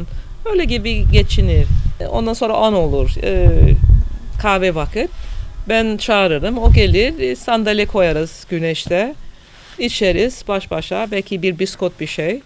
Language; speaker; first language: Turkish; non-native, fluent; English